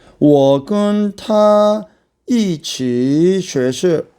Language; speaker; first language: Chinese; non-native, learner; Korean